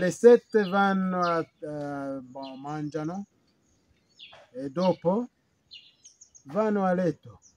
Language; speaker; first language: Italian; non-native, fluent; Kinyarwanda